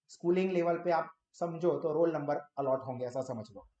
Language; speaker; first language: Hindi; non-native, local second language; Gujarati